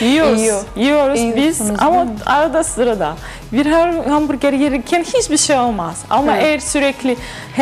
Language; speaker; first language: Turkish; non-native, learner; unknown